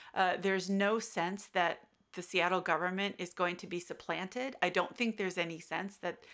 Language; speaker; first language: English; native; English